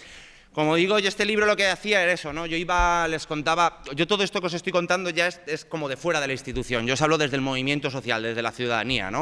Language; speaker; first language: Spanish; native; Spanish